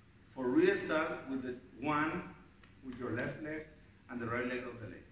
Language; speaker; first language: English; non-native, learner; Spanish